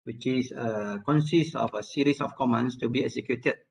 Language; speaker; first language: English; non-native, local second language; Malay